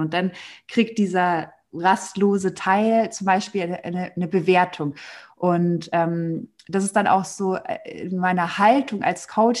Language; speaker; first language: German; native; German